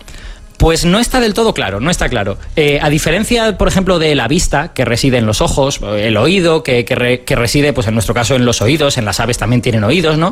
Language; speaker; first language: Spanish; native; Spanish